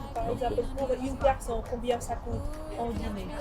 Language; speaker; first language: French; non-native, fluent; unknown